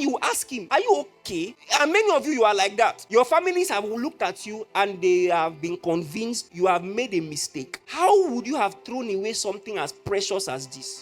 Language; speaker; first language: English; non-native, local second language; Yoruba